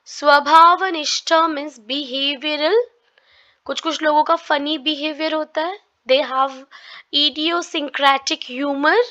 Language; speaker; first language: Hindi; non-native, local second language; Marathi